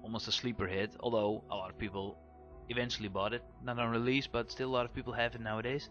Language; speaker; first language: English; non-native, fluent; Dutch